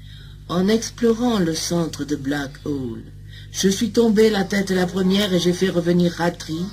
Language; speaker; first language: French; native; French